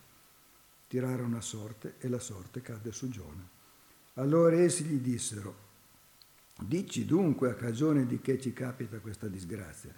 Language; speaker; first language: Italian; native; Italian